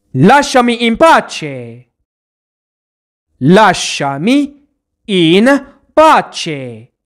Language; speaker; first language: Italian; non-native, fluent; Arabic